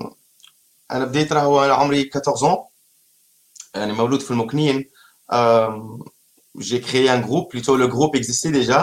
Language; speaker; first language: French; non-native, local second language; Arabic